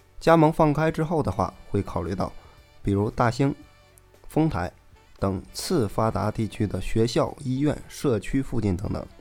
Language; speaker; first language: Chinese; native; Chinese